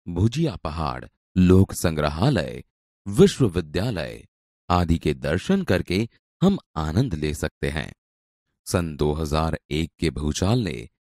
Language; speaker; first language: Hindi; non-native, local second language; Gujarati